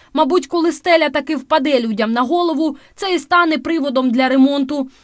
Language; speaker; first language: Ukrainian; native; Ukrainian